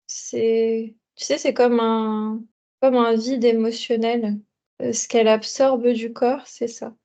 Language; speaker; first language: French; native; French